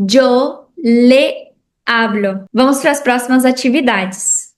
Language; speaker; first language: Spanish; non-native, fluent; Portuguese